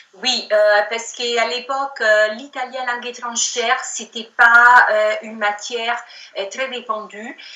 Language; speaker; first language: French; non-native, fluent; Italian